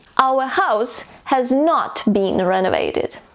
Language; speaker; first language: English; non-native, fluent; Russian